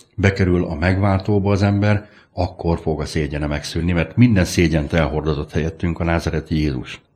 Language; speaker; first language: Hungarian; native; Hungarian